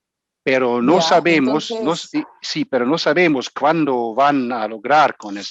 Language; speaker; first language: Spanish; non-native, fluent; German